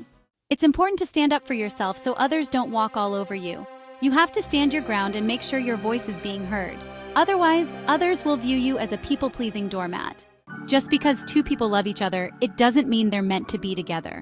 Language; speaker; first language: English; native; English